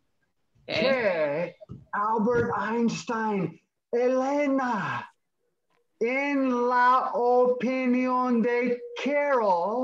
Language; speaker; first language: Spanish; non-native, fluent; English